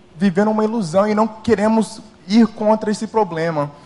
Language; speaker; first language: Portuguese; early bilingual, heritage; English